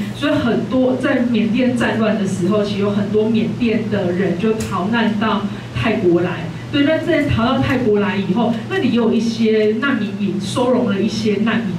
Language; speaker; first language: Chinese; native; Chinese